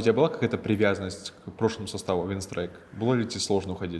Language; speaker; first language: Russian; native; Russian